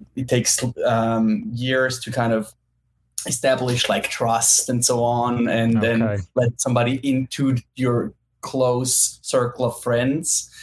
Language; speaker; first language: English; non-native, fluent; German